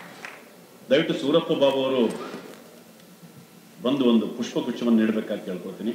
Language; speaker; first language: Kannada; native; Kannada